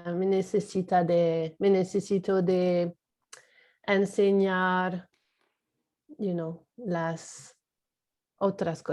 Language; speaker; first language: Spanish; non-native, learner; English